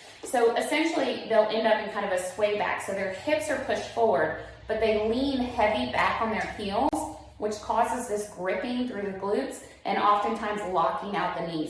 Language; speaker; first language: English; native; English